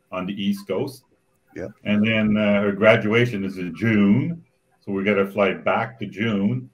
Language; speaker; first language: English; native; English